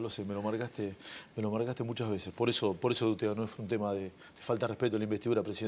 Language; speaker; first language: Spanish; native; Spanish